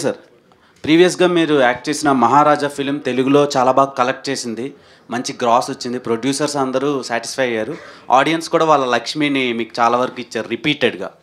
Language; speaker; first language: Telugu; native; Telugu